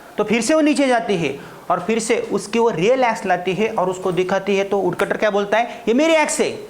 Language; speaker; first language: Hindi; non-native, local second language; Marathi